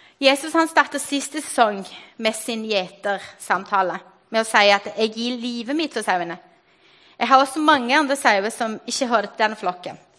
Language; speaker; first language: Norwegian; non-native, fluent; Portuguese